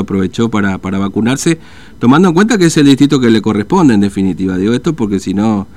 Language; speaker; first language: Spanish; native; Spanish